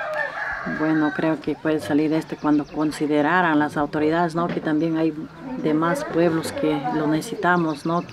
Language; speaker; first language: Spanish; native; Spanish